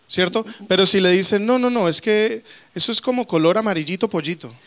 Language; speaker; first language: Spanish; native; Spanish